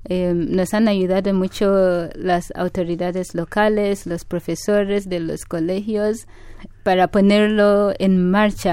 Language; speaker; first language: Spanish; non-native, fluent; Ganda